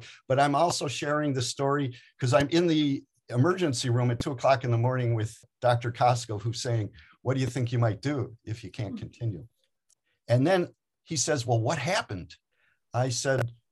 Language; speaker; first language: English; native; English